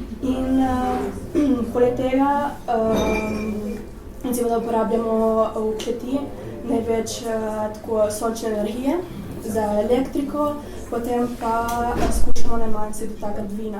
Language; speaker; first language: Slovenian; early bilingual, heritage; Italian